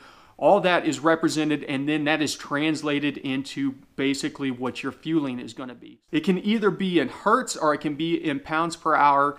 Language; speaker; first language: English; native; English